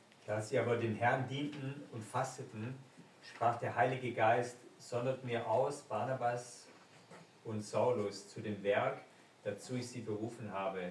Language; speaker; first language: German; native; German